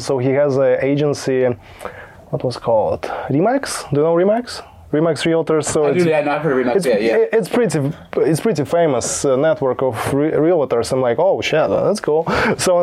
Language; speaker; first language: English; non-native, fluent; Russian